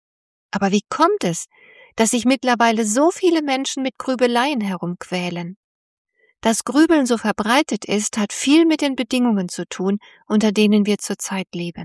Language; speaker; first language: German; native; German